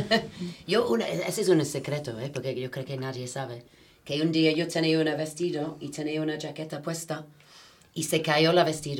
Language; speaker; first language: Spanish; non-native, fluent; English